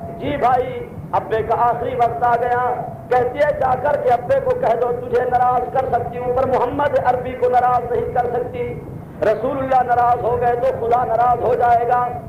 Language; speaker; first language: Urdu; non-native, local second language; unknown